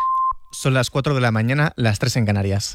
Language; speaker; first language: Spanish; native; Spanish